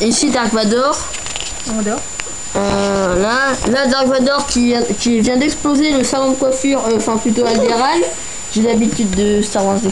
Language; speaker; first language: French; native; French